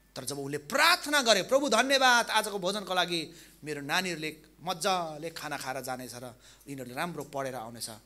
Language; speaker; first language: Nepali; non-native, local second language; Limburgish